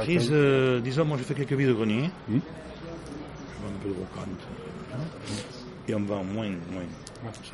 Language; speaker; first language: French; native; French